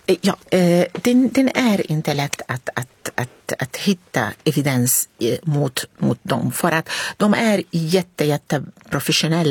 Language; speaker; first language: Swedish; non-native, fluent; Arabic